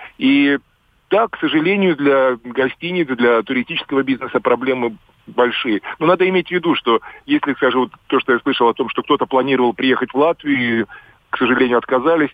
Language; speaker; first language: Russian; native; Russian